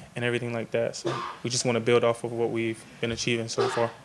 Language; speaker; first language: English; native; English